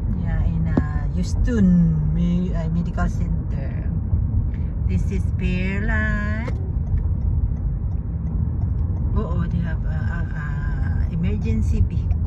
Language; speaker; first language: English; non-native, learner; Filipino